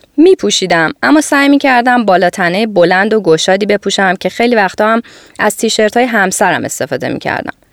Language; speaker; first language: Persian; native; Persian